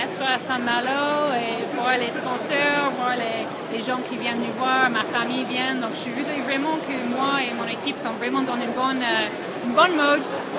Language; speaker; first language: French; non-native, fluent; English